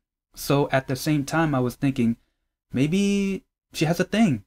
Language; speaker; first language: English; native; English